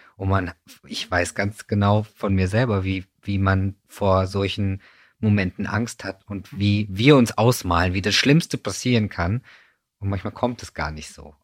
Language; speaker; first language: German; native; German